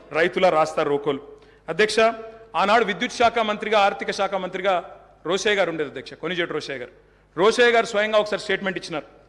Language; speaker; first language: Telugu; native; Telugu